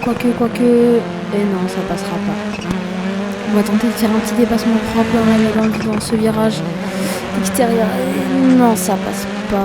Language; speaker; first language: French; native; French